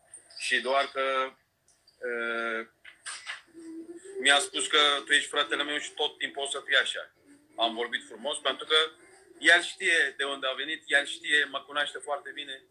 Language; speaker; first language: Romanian; non-native, fluent; Turkish